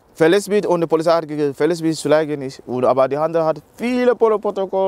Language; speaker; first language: German; non-native, learner; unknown